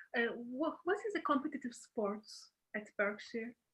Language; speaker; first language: English; non-native, fluent; Turkish